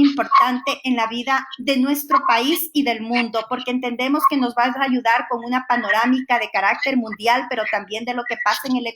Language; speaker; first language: Spanish; native; Spanish